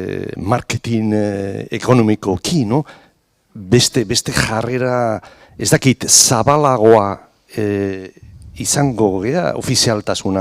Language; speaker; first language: Basque; non-native, local second language; Spanish